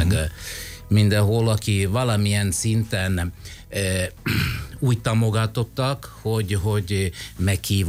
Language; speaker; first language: Hungarian; non-native, fluent; Italian